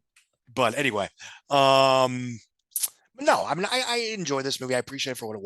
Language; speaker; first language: English; native; English